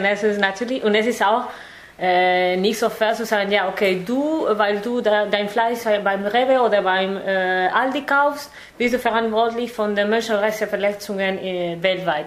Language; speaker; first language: German; non-native, fluent; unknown